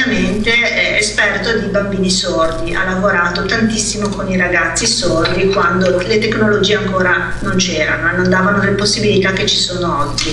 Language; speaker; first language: Italian; native; Italian